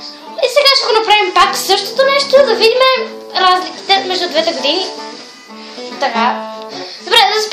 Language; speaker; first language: Bulgarian; early bilingual, heritage; Bulgarian